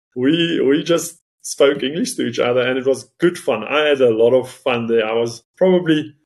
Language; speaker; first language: English; non-native, local second language; Afrikaans